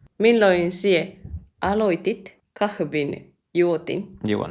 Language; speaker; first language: Finnish; non-native, learner; Japanese